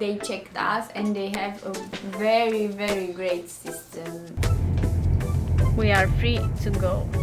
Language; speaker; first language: English; non-native, learner; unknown